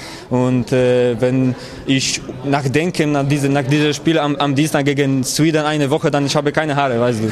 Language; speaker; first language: German; non-native, learner; Polish